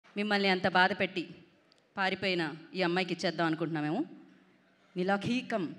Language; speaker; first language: Telugu; native; Telugu